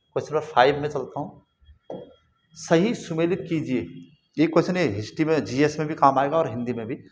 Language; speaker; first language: Hindi; native; Hindi